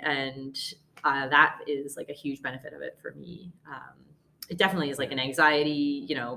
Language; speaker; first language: English; native; English